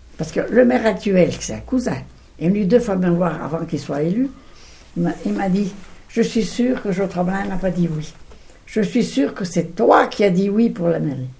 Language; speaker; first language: French; non-native, local second language; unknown